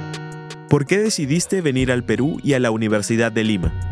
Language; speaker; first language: Spanish; native; Spanish